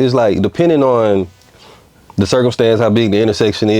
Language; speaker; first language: English; native; English